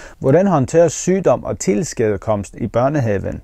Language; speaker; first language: Danish; non-native, fluent; Persian